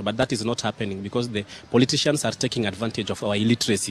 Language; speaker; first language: English; non-native, local second language; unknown